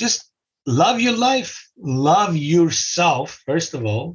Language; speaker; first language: English; non-native, fluent; Arabic